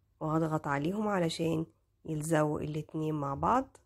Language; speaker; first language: Arabic; native; Arabic